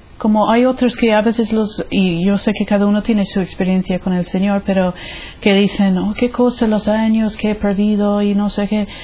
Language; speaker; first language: Spanish; non-native, fluent; English